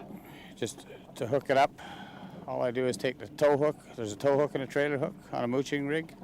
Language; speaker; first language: English; native; English